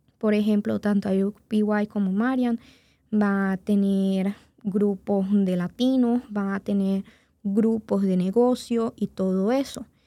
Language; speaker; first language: Spanish; native; Spanish